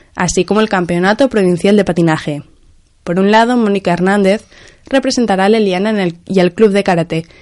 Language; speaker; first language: Spanish; non-native, local second language; Catalan